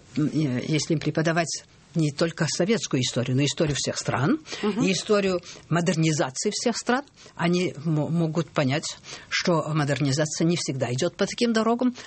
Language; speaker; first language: Russian; early bilingual, heritage; Russian